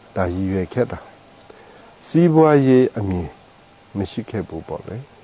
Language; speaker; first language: Burmese; non-native, local second language; Akha